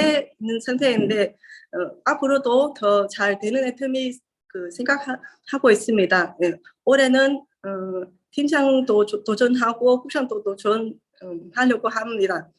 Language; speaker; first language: Korean; non-native, learner; Vietnamese